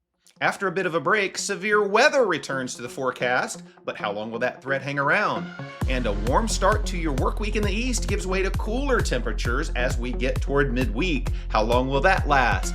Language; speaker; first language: English; native; English